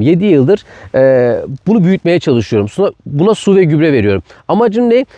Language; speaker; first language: Turkish; native; Turkish